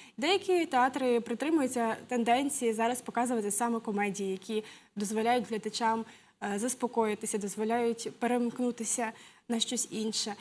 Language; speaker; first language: Ukrainian; native; Ukrainian